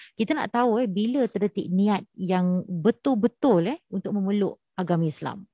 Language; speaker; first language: Malay; native; Malay